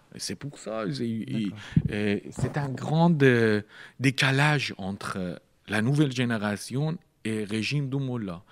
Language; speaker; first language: French; non-native, learner; Persian